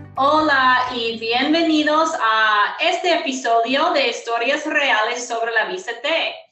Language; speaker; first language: Spanish; non-native, fluent; English